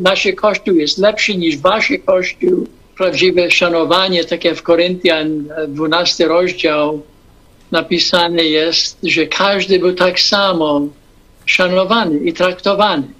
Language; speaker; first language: Polish; early bilingual, heritage; English